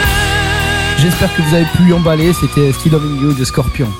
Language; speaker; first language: French; native; French